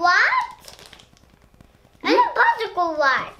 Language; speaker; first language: Romanian; early bilingual, heritage; Romanian